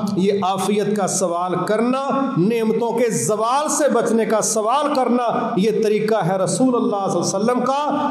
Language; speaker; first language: Urdu; non-native, local second language; Punjabi